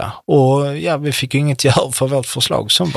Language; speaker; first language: Swedish; native; Swedish